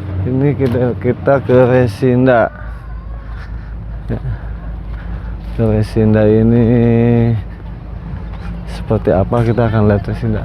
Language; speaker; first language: Indonesian; non-native, local second language; Sundanese